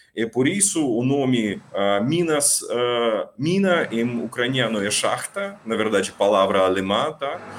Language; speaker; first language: Portuguese; non-native, fluent; Ukrainian